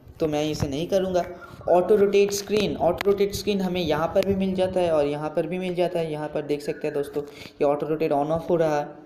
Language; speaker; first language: Hindi; non-native, local second language; Bangla